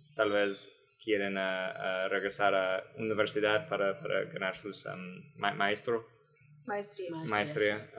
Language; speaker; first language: Spanish; non-native, learner; English